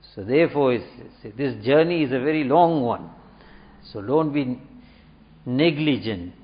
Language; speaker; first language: English; native; English